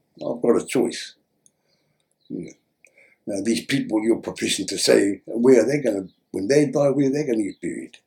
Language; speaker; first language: English; native; English